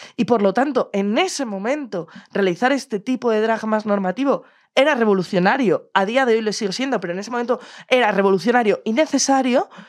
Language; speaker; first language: Spanish; native; Spanish